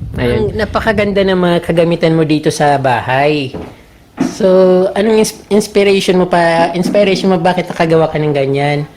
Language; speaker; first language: Filipino; non-native, local second language; Bikol